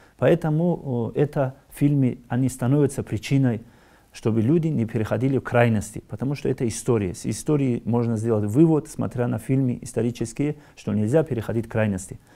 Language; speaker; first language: Russian; non-native, local second language; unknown